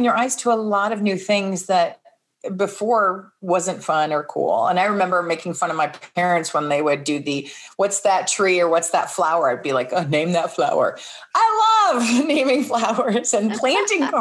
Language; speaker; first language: English; native; English